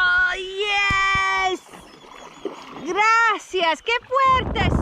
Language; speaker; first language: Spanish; non-native, learner; English